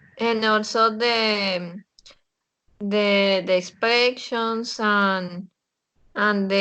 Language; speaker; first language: English; non-native, learner; Spanish